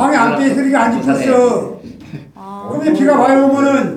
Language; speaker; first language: Korean; native; Korean